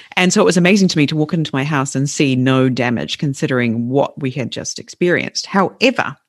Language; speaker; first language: English; native; English